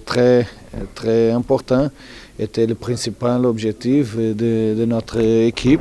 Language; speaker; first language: French; non-native, learner; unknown